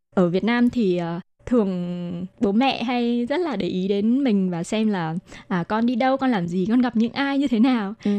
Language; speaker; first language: Vietnamese; native; Vietnamese